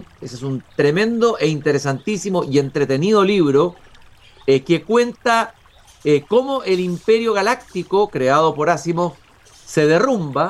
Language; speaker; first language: Spanish; native; Spanish